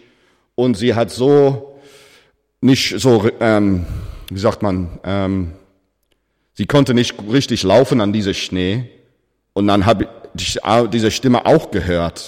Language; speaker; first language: German; non-native, fluent; English